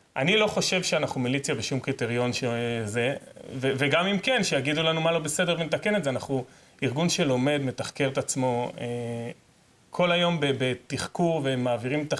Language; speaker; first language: Hebrew; native; Hebrew